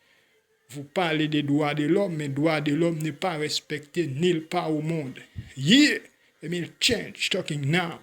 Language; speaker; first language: French; non-native, local second language; Haitian Creole